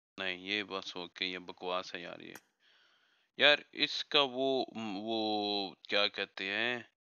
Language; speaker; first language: Urdu; non-native, local second language; Punjabi